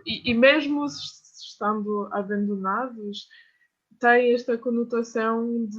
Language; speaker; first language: Portuguese; non-native, fluent; French